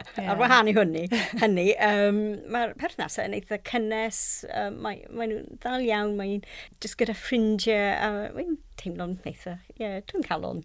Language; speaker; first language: Welsh; non-native, local second language; English